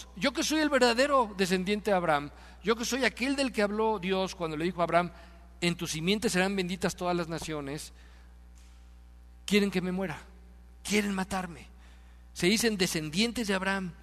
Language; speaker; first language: Spanish; native; Spanish